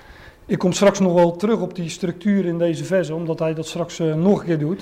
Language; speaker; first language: Dutch; native; Dutch